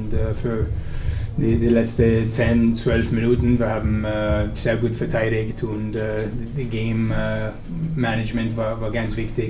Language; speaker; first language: German; non-native, learner; English